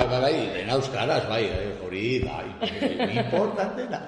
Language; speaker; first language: Basque; non-native, local second language; Spanish